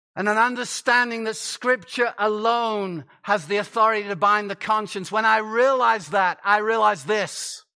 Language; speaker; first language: English; native; English